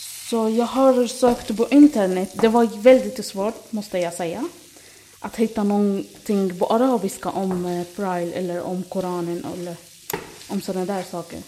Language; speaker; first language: Swedish; non-native, fluent; Arabic